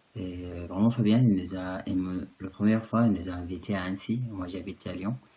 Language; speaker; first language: French; non-native, fluent; Arabic